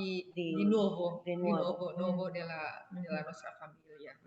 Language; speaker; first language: Italian; non-native, learner; Indonesian